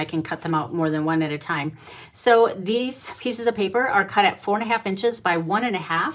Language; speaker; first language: English; native; English